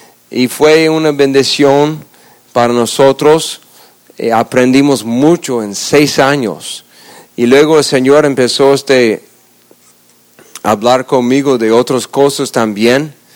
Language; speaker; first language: Spanish; non-native, fluent; English